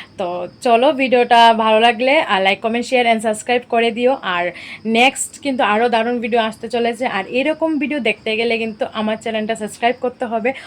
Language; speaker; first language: Bangla; native; Bangla